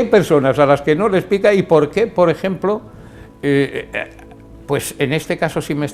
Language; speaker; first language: Spanish; native; Spanish